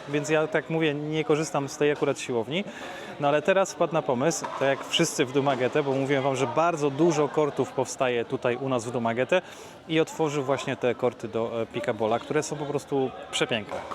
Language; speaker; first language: Polish; native; Polish